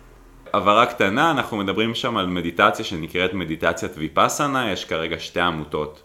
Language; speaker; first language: Hebrew; native; Hebrew